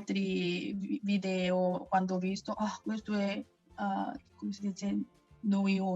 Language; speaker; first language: Italian; non-native, learner; Korean